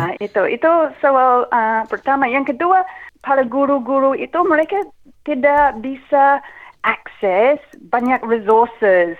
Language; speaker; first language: Indonesian; non-native, fluent; English